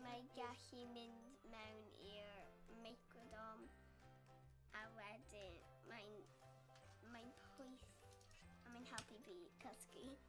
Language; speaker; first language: Welsh; non-native, local second language; English